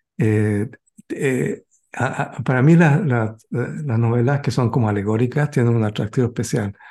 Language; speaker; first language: Spanish; native; Spanish